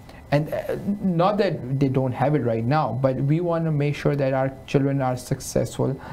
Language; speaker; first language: English; non-native, local second language; Hindi